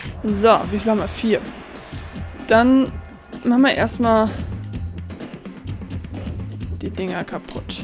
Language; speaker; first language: German; native; German